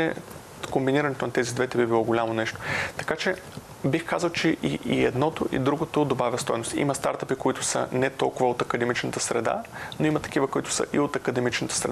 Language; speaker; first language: Bulgarian; native; Bulgarian